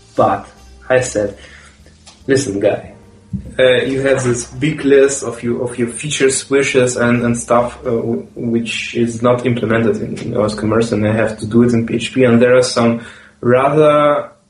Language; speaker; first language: English; non-native, fluent; Russian